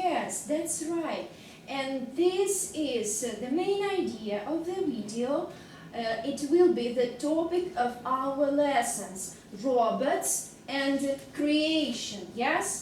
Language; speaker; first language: English; non-native, fluent; Russian